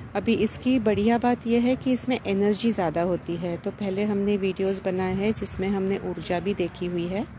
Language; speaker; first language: Hindi; non-native, local second language; Marathi